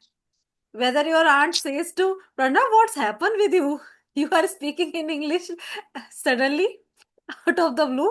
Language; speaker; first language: English; non-native, learner; Hindi